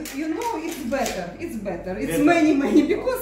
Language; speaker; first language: English; non-native, learner; Russian